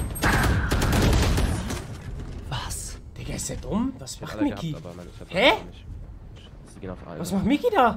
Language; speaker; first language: German; native; German